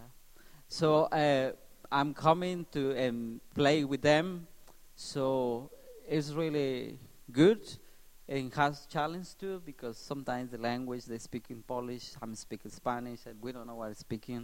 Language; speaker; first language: English; non-native, learner; Spanish